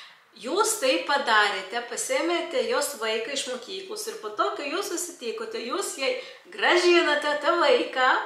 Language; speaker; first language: Lithuanian; non-native, local second language; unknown